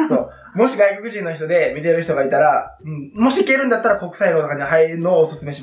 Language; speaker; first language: Japanese; native; Japanese